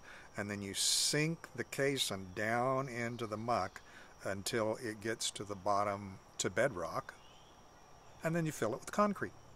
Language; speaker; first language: English; native; English